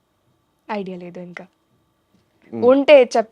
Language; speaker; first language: Telugu; non-native, learner; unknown